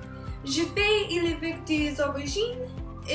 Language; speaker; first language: French; non-native, learner; English